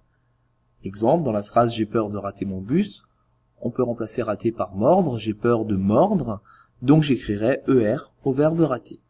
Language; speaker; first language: French; native; French